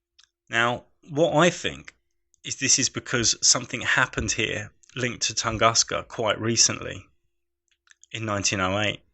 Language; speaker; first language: English; native; English